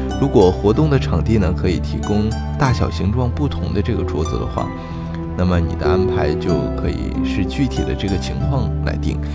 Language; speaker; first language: Chinese; native; Chinese